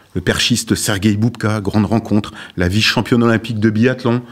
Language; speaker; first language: French; native; French